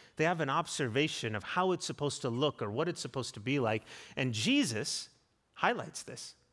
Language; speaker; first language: English; native; English